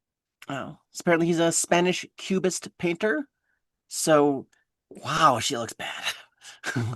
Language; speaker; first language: English; native; English